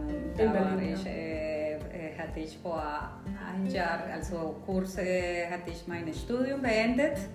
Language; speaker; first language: German; non-native, fluent; Spanish